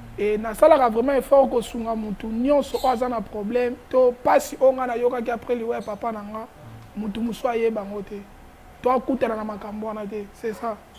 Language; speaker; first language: Lingala; non-native, local second language; Kongo